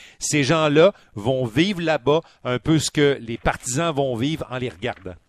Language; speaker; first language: French; native; French